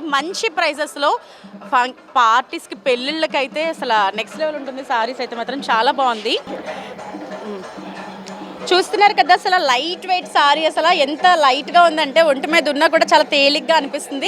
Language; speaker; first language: Telugu; native; Telugu